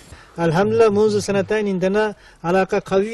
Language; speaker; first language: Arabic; non-native, fluent; Kyrgyz